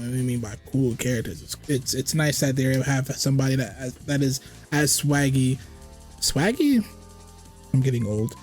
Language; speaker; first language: English; native; English